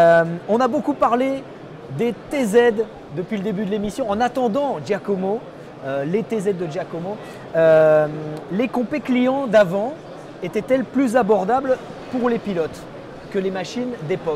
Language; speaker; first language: French; native; French